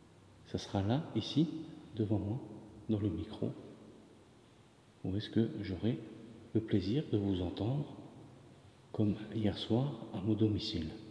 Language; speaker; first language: French; native; French